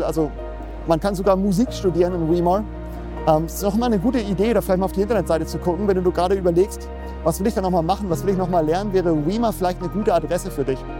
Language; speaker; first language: German; native; German